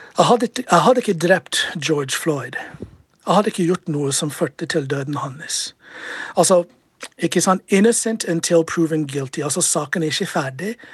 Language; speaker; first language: Norwegian; non-native, fluent; English